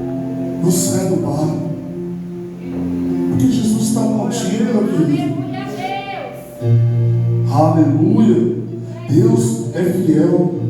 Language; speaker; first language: Portuguese; native; Portuguese